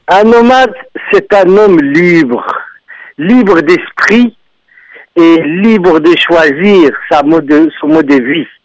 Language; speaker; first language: French; non-native, local second language; Arabic